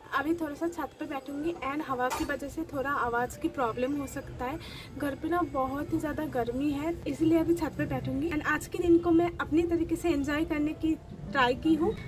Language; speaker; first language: Hindi; non-native, local second language; Bangla